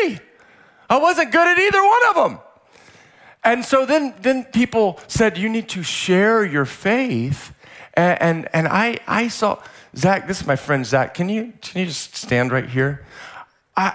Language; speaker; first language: English; native; English